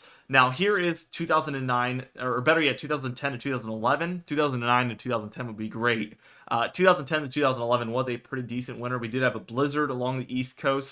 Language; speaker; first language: English; native; English